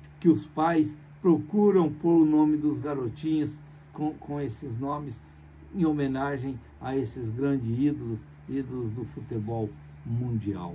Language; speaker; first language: Portuguese; native; Portuguese